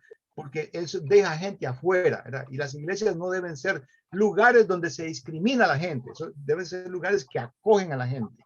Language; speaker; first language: Spanish; native; Spanish